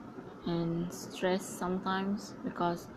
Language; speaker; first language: English; non-native, learner; Malay